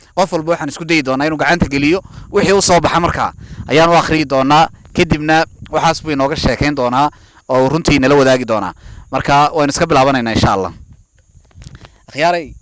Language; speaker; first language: Somali; native; Somali